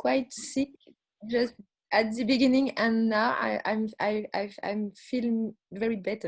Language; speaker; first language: English; non-native, learner; French